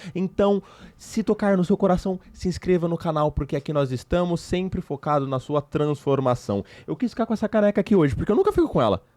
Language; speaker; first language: Portuguese; native; Portuguese